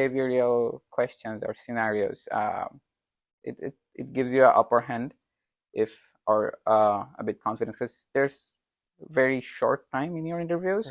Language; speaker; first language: English; non-native, local second language; Bangla